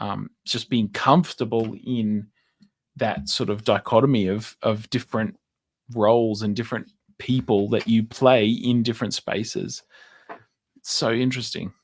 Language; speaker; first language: English; native; English